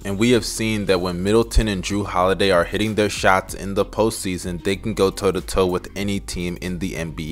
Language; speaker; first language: English; native; English